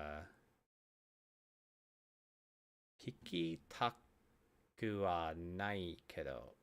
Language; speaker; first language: Japanese; non-native, learner; English